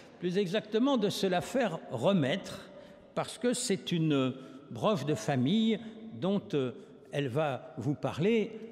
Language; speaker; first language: French; native; French